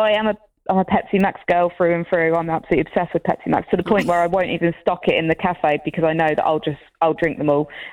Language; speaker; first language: English; native; English